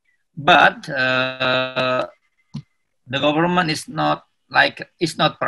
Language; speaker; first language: English; non-native, learner; Indonesian